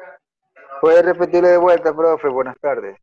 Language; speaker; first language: Spanish; native; Spanish